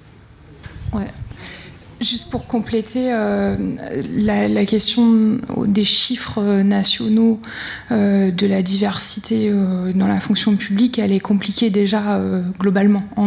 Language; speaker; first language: French; native; French